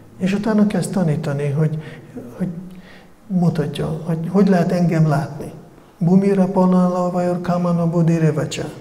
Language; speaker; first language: Hungarian; non-native, fluent; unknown